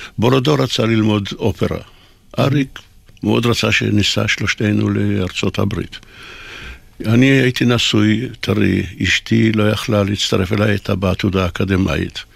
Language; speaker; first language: Hebrew; non-native, fluent; Polish